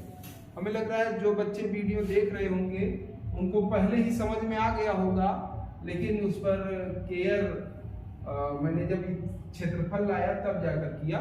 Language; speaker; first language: Hindi; native; Hindi